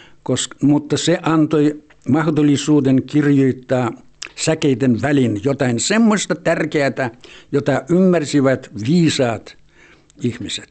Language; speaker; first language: Finnish; early bilingual, heritage; Finnish